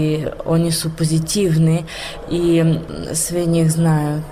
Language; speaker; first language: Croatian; non-native, learner; Russian